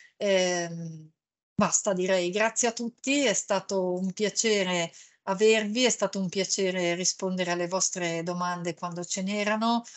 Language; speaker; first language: Italian; native; Italian